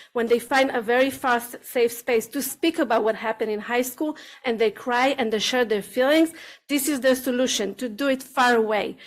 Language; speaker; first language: English; non-native, learner; Hebrew